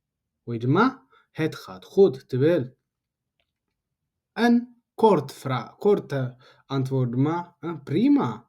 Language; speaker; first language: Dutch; non-native, learner; Tigrinya